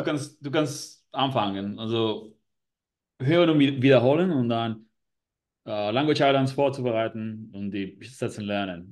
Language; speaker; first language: German; non-native, learner; Spanish